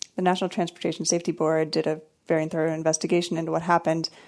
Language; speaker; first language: English; native; English